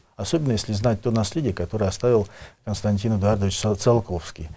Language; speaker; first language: Russian; native; Russian